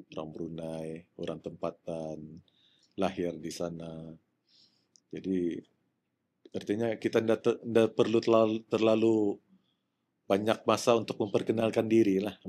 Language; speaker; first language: Malay; native; Malay